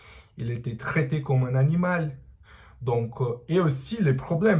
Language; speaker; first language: French; non-native, learner; Portuguese